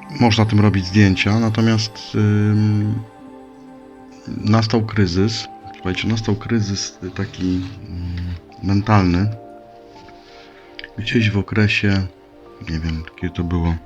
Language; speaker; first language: Polish; native; Polish